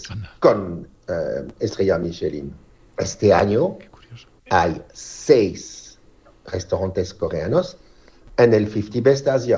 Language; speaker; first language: Spanish; non-native, fluent; French